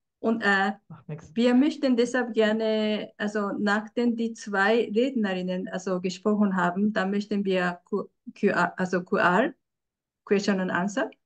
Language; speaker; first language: German; non-native, fluent; Japanese